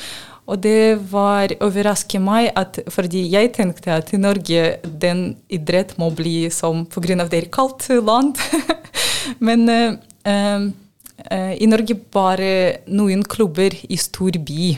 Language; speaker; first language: Norwegian; non-native, learner; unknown